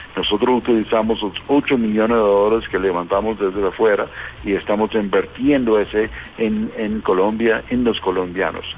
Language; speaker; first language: Spanish; non-native, fluent; English